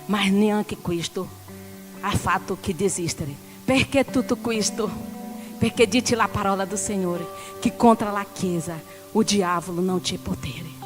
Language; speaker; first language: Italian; non-native, learner; Portuguese